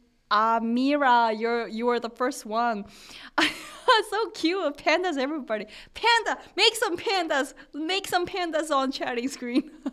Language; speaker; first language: English; non-native, fluent; Korean